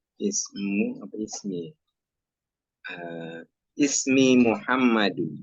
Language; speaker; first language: Arabic; non-native, learner; Indonesian